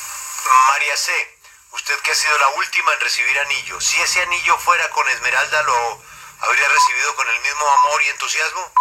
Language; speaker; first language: Spanish; native; Spanish